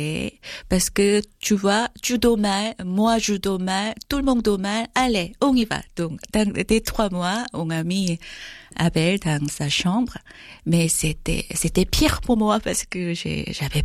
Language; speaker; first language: French; non-native, fluent; Korean